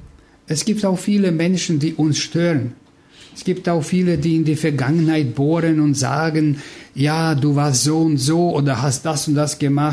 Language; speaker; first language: German; non-native, fluent; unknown